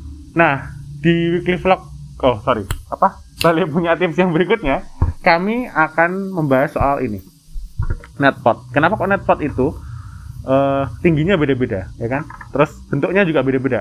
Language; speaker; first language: Indonesian; native; Indonesian